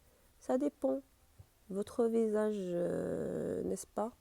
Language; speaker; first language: French; non-native, learner; Arabic